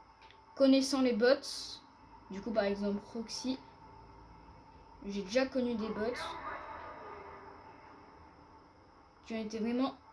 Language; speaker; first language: French; native; French